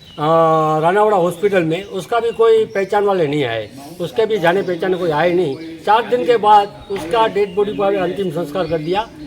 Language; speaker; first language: Hindi; non-native, local second language; Gujarati